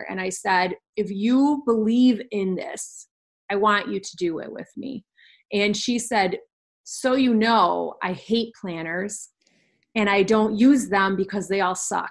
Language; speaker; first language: English; native; English